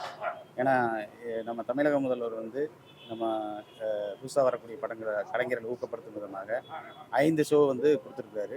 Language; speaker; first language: Tamil; native; Tamil